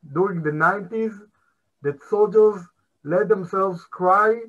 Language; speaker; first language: English; non-native, fluent; Hebrew